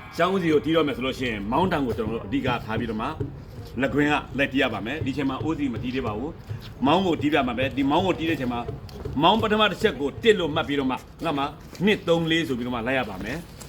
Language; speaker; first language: Burmese; non-native, local second language; Shan